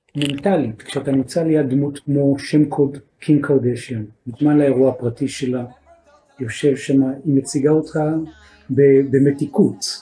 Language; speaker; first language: Hebrew; native; Hebrew